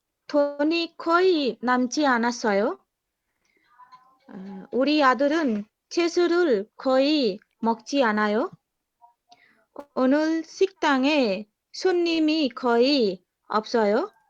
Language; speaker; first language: Korean; non-native, learner; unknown